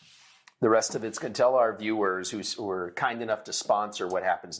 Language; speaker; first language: English; native; English